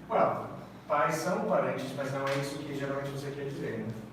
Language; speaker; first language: Portuguese; non-native, fluent; English